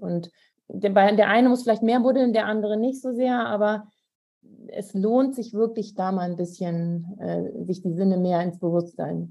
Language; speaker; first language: German; native; German